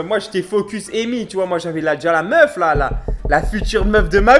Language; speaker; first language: French; native; French